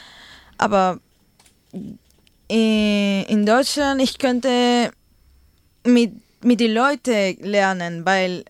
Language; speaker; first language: German; non-native, learner; Spanish